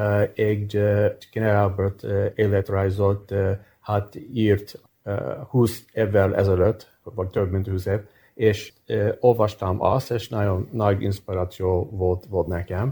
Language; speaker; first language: Hungarian; early bilingual, heritage; English